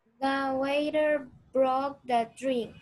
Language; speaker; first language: English; non-native, learner; Spanish